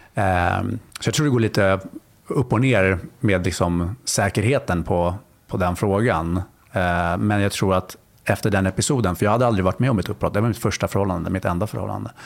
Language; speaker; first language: Swedish; native; Swedish